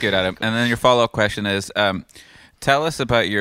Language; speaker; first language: English; native; English